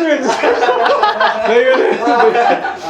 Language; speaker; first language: Korean; native; Korean